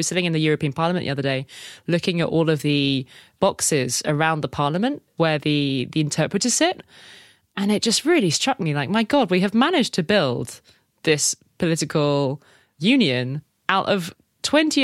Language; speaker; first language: English; native; English